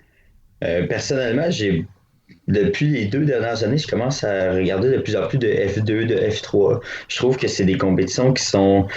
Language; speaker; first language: French; native; French